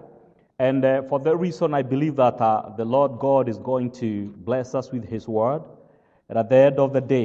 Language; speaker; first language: English; non-native, local second language; Kikuyu